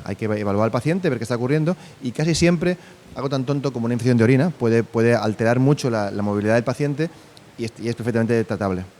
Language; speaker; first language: Spanish; native; Spanish